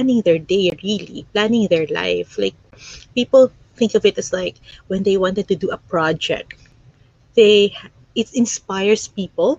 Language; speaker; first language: English; non-native, local second language; Filipino